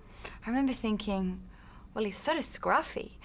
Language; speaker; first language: English; native; English